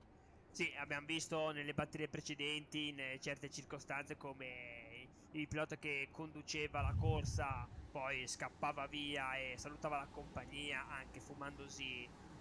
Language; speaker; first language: Italian; native; Italian